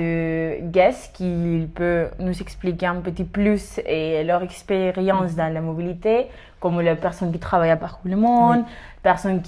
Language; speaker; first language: French; non-native, learner; Spanish